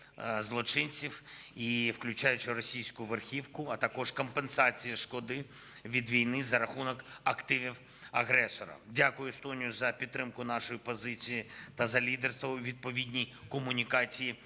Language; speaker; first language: Ukrainian; non-native, local second language; Russian